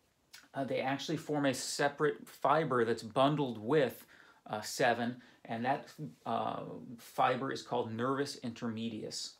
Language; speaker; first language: English; native; English